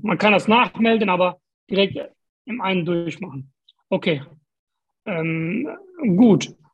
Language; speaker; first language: German; native; German